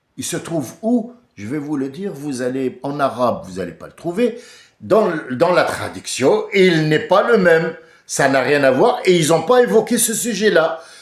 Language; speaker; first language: French; early bilingual, other home language; Arabic